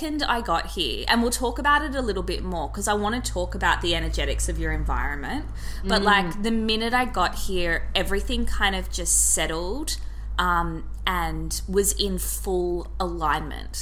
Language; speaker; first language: English; native; English